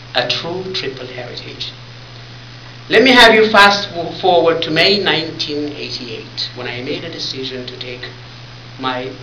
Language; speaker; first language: English; non-native, fluent; Tigrinya